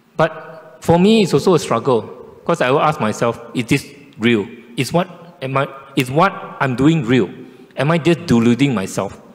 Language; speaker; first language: English; non-native, local second language; Chinese